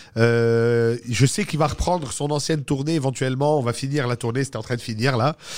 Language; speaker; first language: French; native; French